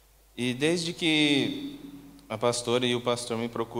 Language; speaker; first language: Portuguese; native; Portuguese